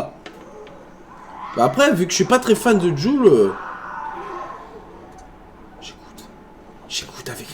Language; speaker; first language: French; native; French